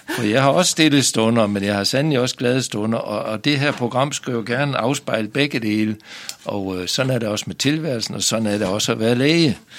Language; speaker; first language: Danish; native; Danish